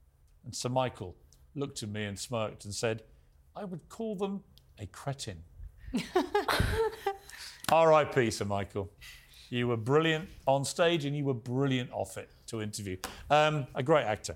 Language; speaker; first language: English; native; English